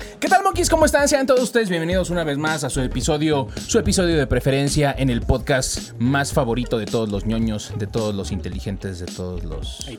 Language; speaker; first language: Spanish; native; Spanish